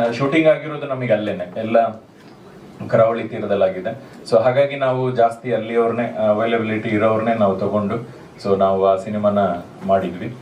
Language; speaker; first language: Kannada; non-native, local second language; Tulu